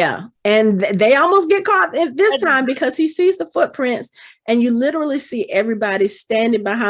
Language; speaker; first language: English; native; English